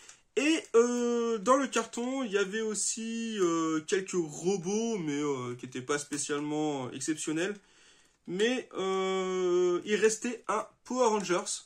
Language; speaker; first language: French; native; French